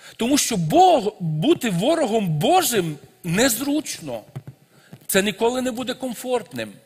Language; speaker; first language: Ukrainian; native; Ukrainian